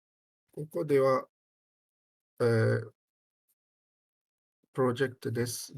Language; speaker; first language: Japanese; non-native, learner; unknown